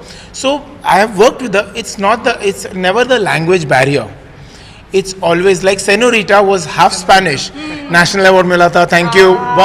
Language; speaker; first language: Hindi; native; Hindi